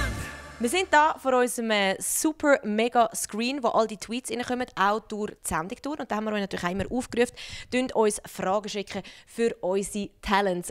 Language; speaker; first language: German; native; German